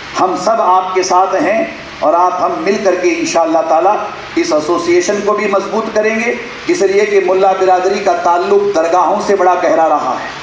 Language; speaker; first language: Urdu; native; Urdu